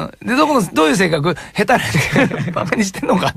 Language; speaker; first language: Japanese; native; Japanese